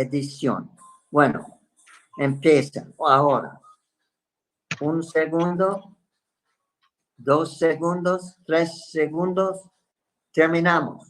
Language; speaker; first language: Spanish; non-native, fluent; English